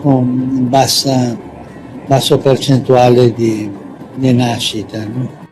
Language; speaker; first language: Italian; non-native, fluent; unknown